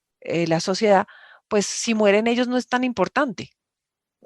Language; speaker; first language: Spanish; native; Spanish